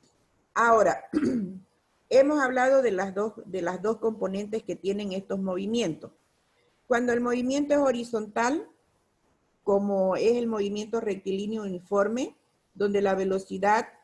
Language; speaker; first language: Spanish; native; Spanish